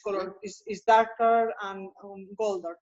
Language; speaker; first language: English; non-native, learner; Spanish